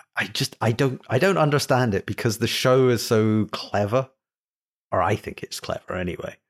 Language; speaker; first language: English; native; English